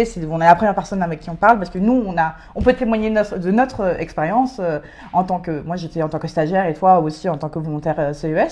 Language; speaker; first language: French; native; French